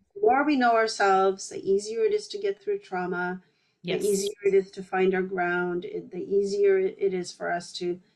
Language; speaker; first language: English; early bilingual, other home language; Polish